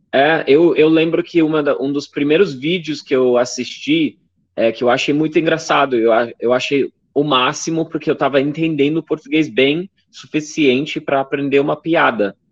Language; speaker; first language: Portuguese; non-native, fluent; English